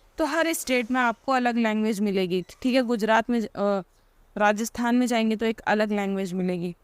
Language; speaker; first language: Hindi; native; Hindi